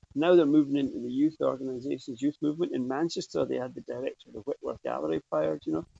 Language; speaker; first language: English; native; English